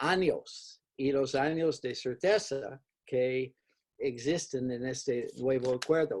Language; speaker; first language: Spanish; non-native, fluent; English